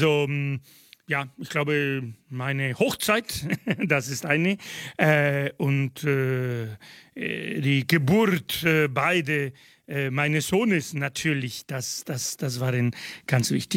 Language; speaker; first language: German; non-native, fluent; Spanish